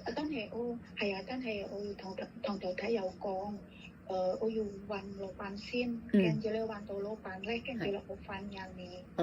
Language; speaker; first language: Chinese; non-native, learner; Indonesian